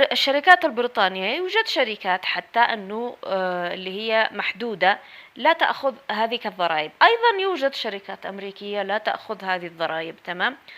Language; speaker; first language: Arabic; native; Arabic